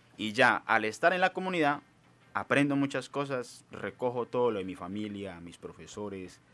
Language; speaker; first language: Spanish; native; Spanish